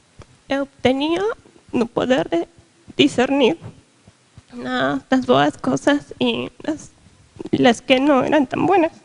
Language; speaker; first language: Portuguese; non-native, learner; Spanish